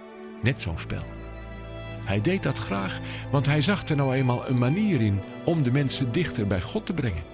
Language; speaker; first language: Dutch; native; Dutch